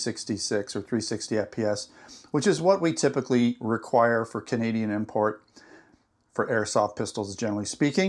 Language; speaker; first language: English; native; English